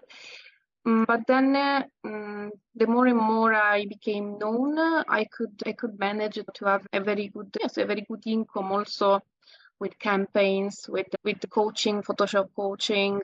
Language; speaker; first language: English; non-native, fluent; Italian